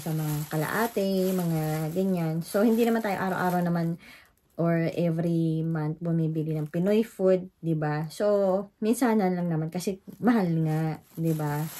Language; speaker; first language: Filipino; native; Filipino